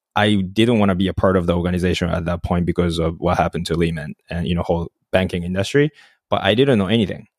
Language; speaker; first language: English; non-native, fluent; Japanese